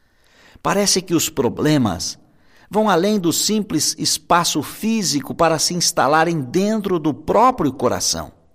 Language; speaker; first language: Portuguese; native; Portuguese